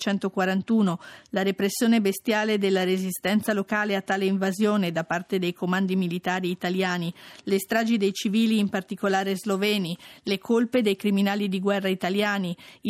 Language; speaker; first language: Italian; native; Italian